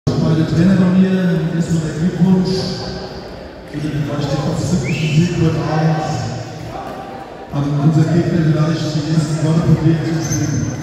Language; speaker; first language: German; native; German